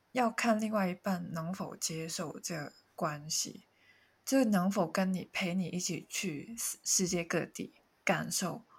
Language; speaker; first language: Chinese; non-native, local second language; Cantonese